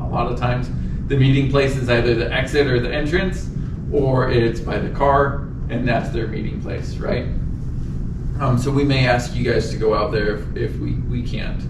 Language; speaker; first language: English; native; English